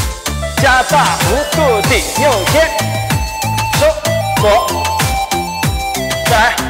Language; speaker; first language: Chinese; native; Chinese